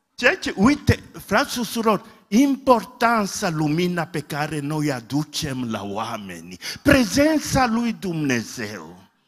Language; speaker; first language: Romanian; non-native, fluent; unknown